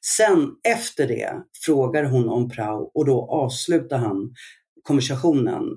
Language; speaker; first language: Swedish; early bilingual, other home language; Arabic